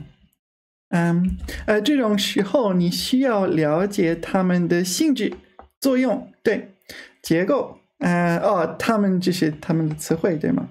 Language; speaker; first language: Chinese; non-native, learner; English